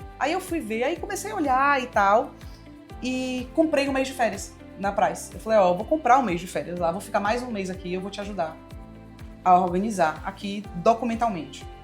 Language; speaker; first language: Portuguese; early bilingual, heritage; Portuguese